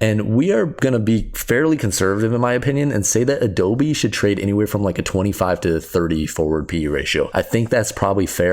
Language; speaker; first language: English; native; English